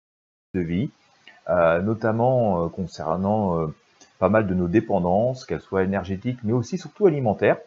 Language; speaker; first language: French; native; French